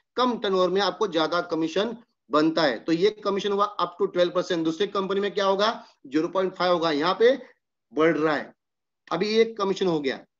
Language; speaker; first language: Hindi; non-native, local second language; Marathi